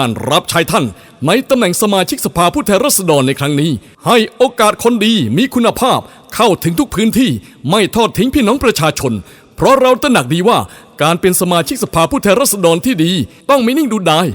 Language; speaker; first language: Thai; native; Thai